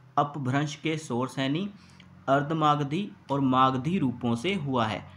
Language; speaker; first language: Hindi; native; Hindi